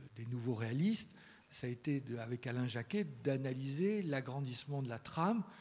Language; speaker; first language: French; early bilingual, heritage; Spanish